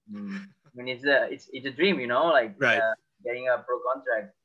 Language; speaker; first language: English; non-native, fluent; Catalan